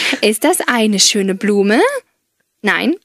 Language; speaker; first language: German; non-native, fluent; Spanish